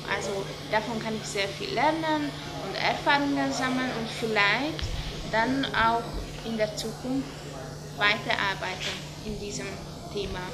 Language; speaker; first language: German; non-native, fluent; Hungarian